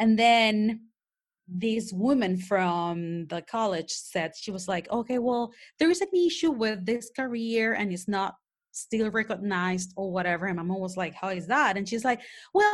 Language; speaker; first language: English; non-native, fluent; Spanish